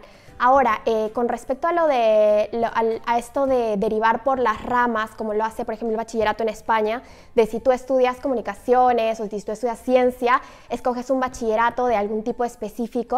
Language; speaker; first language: Spanish; native; Spanish